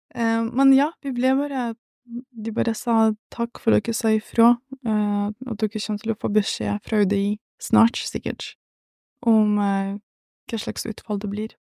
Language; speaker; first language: Norwegian; early bilingual, other home language; Russian